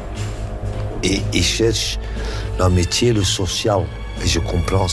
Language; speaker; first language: French; non-native, local second language; Dutch